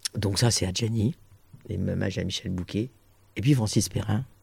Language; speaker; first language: French; native; French